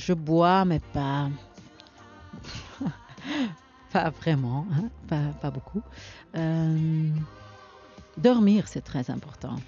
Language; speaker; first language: French; non-native, learner; Dutch